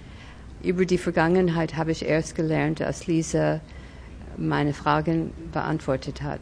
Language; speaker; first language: German; early bilingual, other home language; French